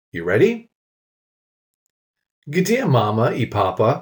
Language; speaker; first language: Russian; non-native, fluent; English